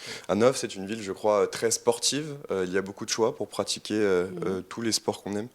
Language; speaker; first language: French; native; French